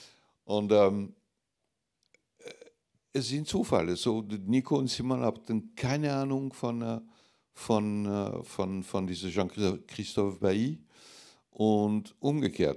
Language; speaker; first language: German; non-native, fluent; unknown